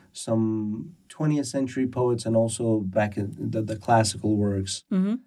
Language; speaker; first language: English; early bilingual, other home language; Persian